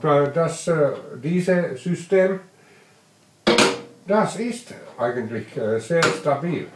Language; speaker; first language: German; non-native, learner; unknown